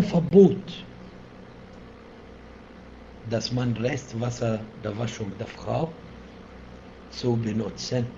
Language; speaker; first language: German; non-native, fluent; Arabic